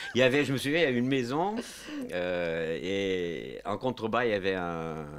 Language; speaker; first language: French; non-native, fluent; Portuguese